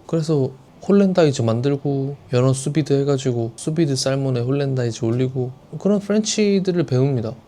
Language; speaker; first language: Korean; native; Korean